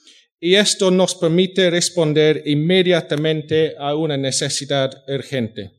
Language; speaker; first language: Spanish; non-native, fluent; English